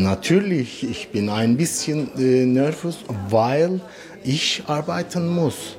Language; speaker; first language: German; non-native, learner; Turkish